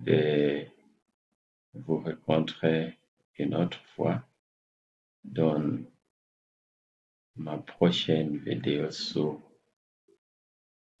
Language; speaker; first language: French; non-native, fluent; English